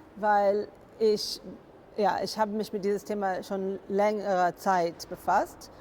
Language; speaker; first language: German; non-native, fluent; English